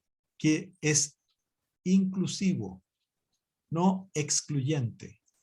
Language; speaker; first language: Spanish; native; Spanish